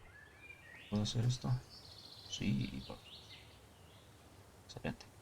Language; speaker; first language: Spanish; early bilingual, heritage; Spanish